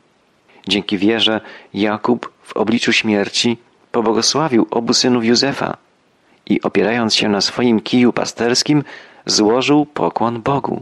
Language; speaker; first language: Polish; native; Polish